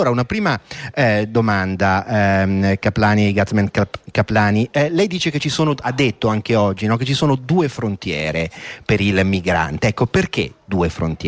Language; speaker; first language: Italian; native; Italian